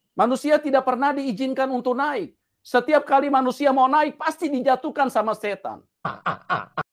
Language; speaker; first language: Indonesian; non-native, local second language; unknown